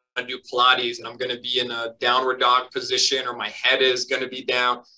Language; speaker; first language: English; native; English